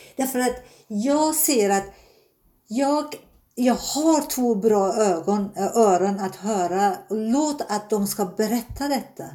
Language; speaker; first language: Swedish; non-native, fluent; Persian